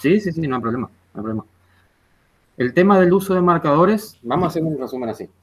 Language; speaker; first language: Spanish; native; Spanish